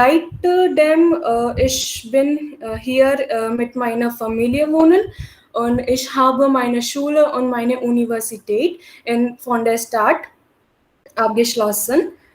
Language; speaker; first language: German; non-native, learner; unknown